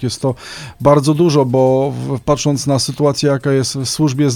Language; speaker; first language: Polish; native; Polish